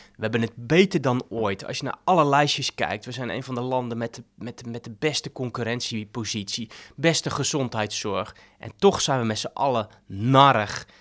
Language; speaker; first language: Dutch; native; Dutch